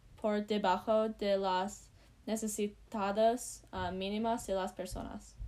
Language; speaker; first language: Spanish; non-native, learner; English